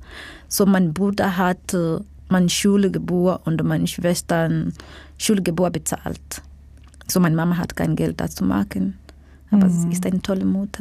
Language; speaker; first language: German; non-native, fluent; Swahili